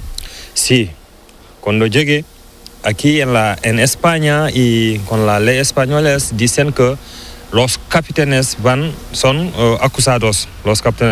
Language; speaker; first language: Spanish; non-native, learner; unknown